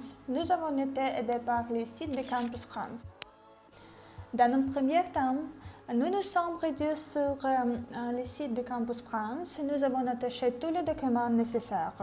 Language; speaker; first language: French; non-native, learner; Ukrainian